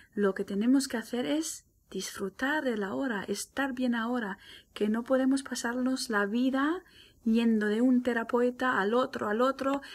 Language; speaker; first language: Spanish; non-native, fluent; German